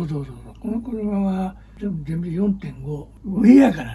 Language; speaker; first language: Japanese; native; Japanese